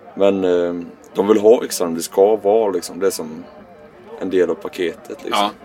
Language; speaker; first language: Swedish; native; Swedish